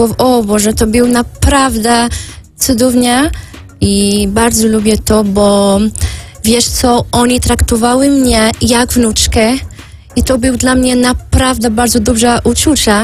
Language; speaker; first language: Polish; non-native, learner; Arabic